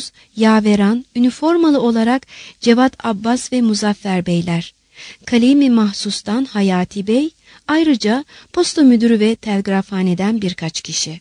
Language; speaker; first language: Turkish; native; Turkish